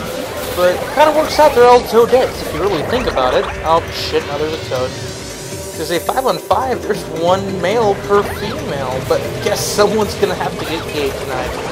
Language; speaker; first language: English; native; English